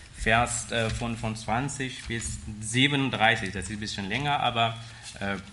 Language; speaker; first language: German; non-native, learner; Persian